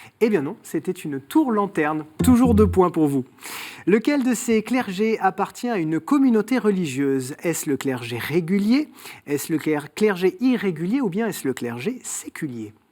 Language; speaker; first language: French; native; French